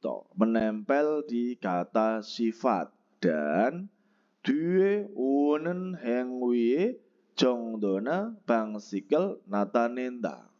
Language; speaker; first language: Korean; non-native, fluent; Indonesian